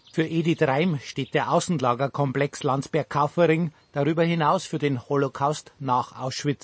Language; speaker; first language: German; native; German